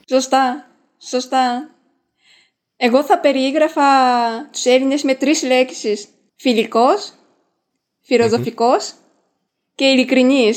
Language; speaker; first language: Greek; non-native, fluent; Japanese